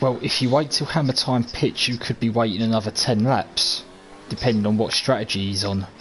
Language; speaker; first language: English; native; English